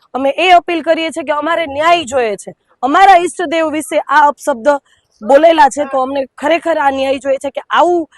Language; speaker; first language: Gujarati; non-native, local second language; Sindhi